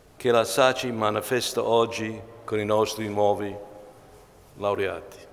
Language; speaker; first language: Italian; non-native, fluent; English